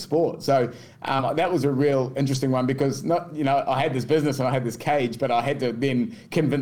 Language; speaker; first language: English; native; English